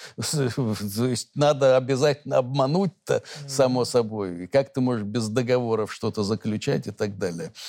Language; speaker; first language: Russian; native; Russian